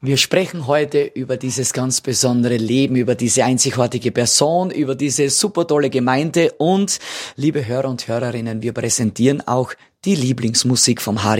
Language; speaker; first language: German; native; German